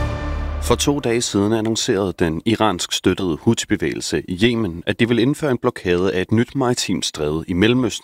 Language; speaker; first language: Danish; native; Danish